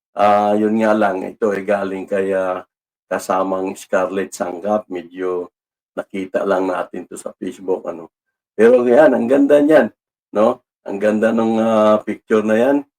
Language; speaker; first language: Filipino; non-native, local second language; Cebuano